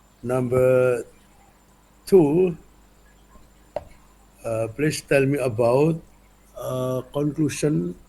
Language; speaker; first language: English; non-native, learner; Indonesian